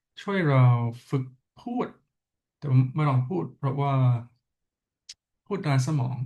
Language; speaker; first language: Thai; non-native, learner; English